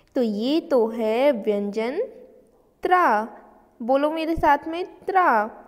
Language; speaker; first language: Hindi; native; Hindi